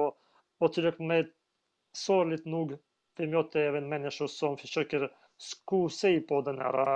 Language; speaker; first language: Swedish; non-native, fluent; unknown